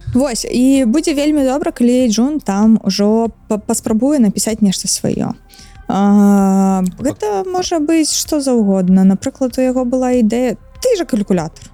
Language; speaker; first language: Belarusian; non-native, local second language; Russian